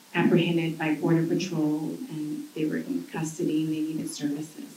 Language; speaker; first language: English; early bilingual, other home language; Spanish